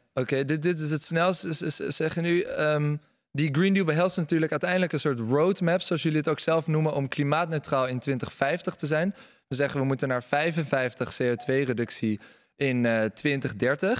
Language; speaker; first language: Dutch; native; Dutch